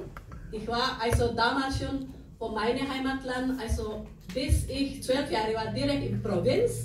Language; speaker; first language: German; non-native, fluent; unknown